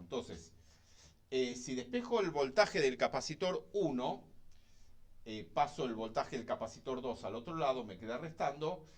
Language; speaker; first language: Spanish; native; Spanish